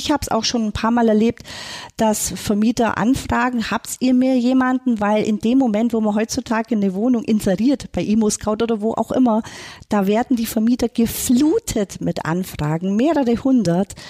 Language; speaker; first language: German; native; German